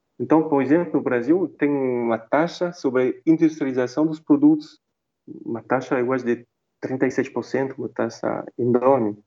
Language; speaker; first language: Portuguese; non-native, fluent; French